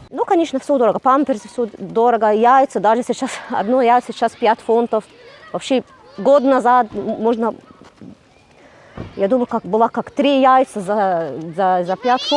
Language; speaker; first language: Russian; non-native, fluent; Arabic